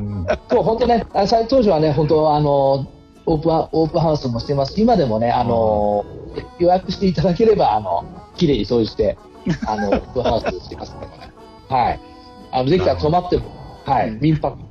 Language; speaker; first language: Japanese; native; Japanese